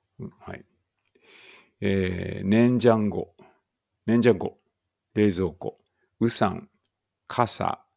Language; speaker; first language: Japanese; native; Japanese